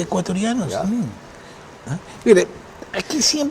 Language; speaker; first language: Spanish; native; Spanish